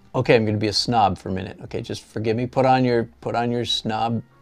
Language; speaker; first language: English; native; English